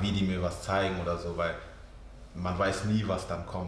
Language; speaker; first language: German; early bilingual, other home language; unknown